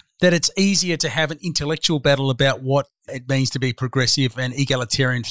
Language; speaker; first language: English; native; English